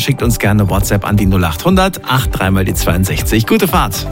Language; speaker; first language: German; native; German